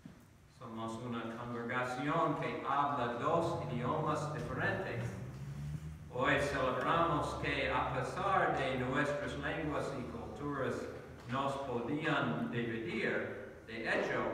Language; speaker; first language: Spanish; non-native, learner; English